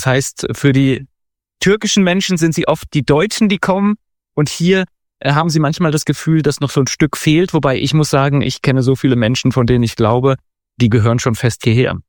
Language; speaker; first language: German; native; German